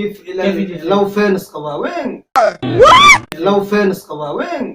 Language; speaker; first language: Arabic; non-native, learner; Somali